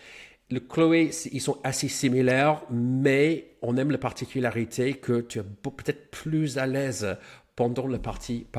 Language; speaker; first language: French; non-native, fluent; English